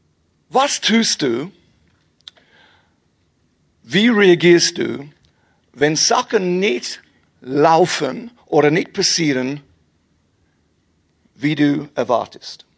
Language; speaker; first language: German; non-native, fluent; English